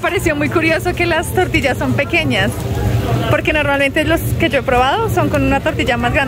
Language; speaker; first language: Spanish; native; Spanish